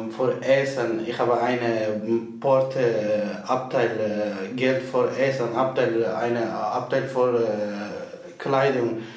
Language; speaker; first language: German; non-native, learner; Persian